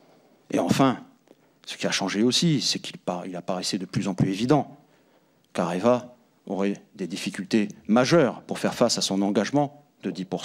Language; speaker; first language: French; native; French